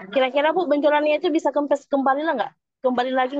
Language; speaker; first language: Indonesian; native; Indonesian